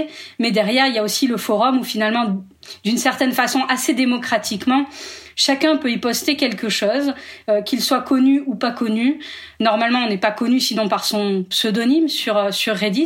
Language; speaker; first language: French; native; French